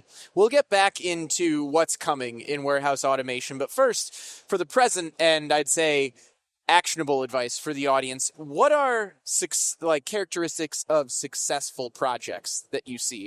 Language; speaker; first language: English; native; English